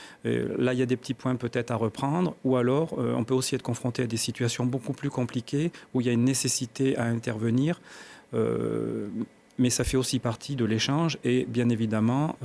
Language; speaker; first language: French; native; French